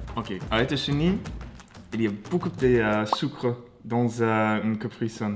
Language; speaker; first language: French; non-native, learner; English